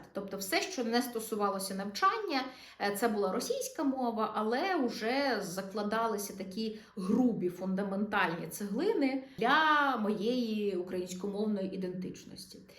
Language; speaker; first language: Ukrainian; non-native, local second language; Russian